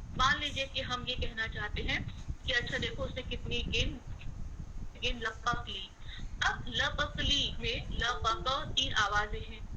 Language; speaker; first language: Hindi; native; Hindi